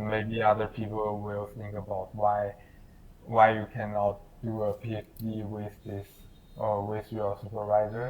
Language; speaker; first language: English; non-native, learner; Chinese